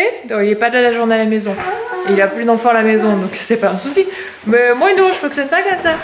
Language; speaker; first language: French; native; French